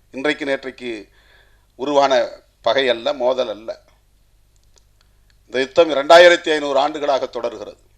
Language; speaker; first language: Tamil; native; Tamil